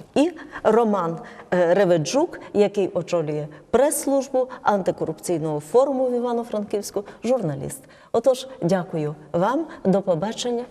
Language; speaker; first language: Ukrainian; native; Ukrainian